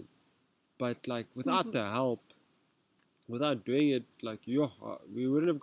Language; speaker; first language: English; non-native, local second language; Afrikaans